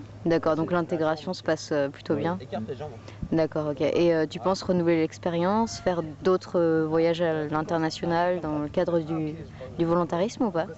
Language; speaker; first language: French; native; French